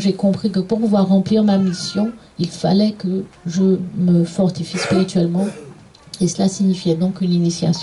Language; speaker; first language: French; native; French